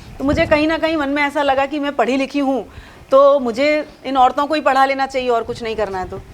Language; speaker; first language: Hindi; native; Hindi